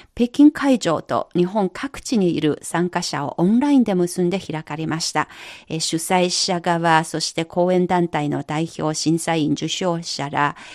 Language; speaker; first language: Japanese; non-native, fluent; Chinese